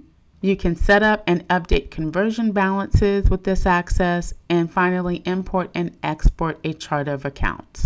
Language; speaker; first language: English; native; English